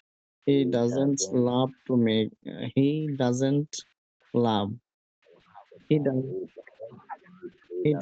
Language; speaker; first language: English; non-native, learner; Bangla